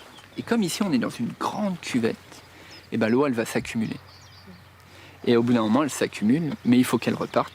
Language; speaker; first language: French; native; French